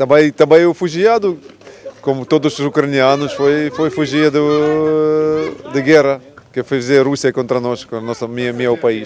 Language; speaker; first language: Portuguese; non-native, learner; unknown